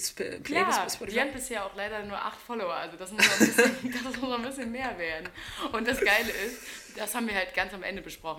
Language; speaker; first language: German; native; German